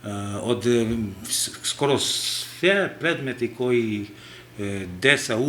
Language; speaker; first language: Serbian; non-native, local second language; Albanian